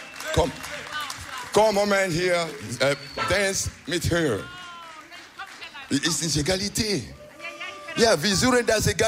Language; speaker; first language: English; non-native, learner; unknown